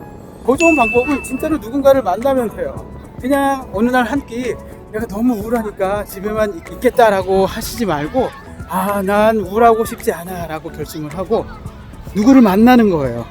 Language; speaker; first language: Korean; native; Korean